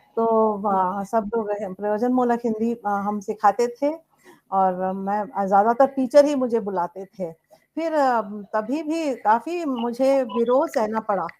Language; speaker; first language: Hindi; non-native, local second language; Tamil